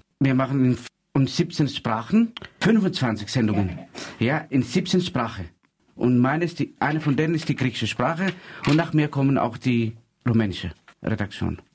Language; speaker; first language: German; non-native, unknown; Greek